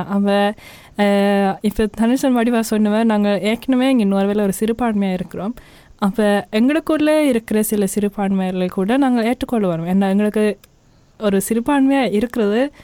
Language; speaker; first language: Tamil; early bilingual, heritage; Tamil